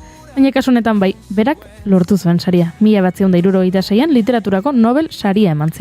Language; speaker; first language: Basque; native; Basque